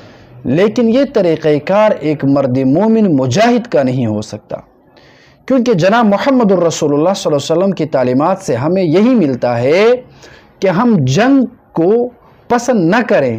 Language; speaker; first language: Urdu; non-native, local second language; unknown